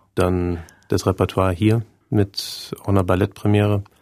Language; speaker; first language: German; native; German